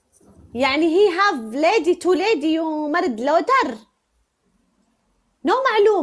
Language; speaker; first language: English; non-native, learner; Arabic